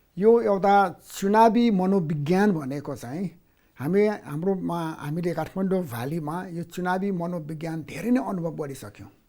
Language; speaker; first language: Nepali; non-native, local second language; Newari